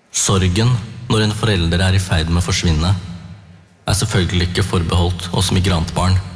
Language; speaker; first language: Norwegian; early bilingual, other home language; Tamil